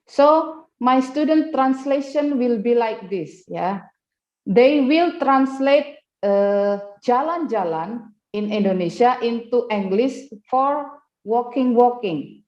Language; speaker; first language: English; non-native, fluent; Indonesian